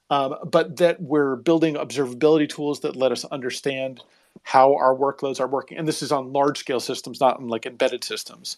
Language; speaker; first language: English; native; English